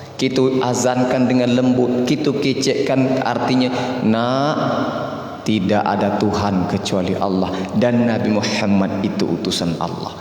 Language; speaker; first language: Malay; native; Malay